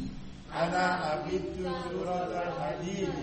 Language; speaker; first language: Arabic; non-native, learner; Indonesian